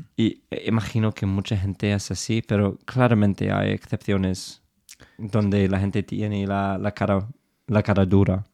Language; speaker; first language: Spanish; non-native, fluent; English